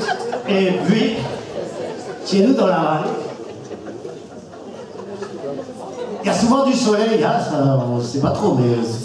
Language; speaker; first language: French; native; French